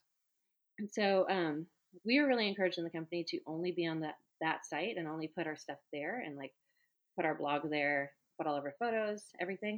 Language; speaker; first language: English; native; English